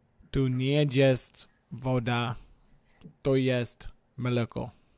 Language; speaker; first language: Polish; non-native, learner; English